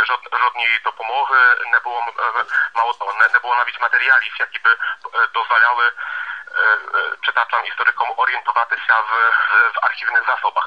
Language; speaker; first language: Ukrainian; non-native, fluent; Polish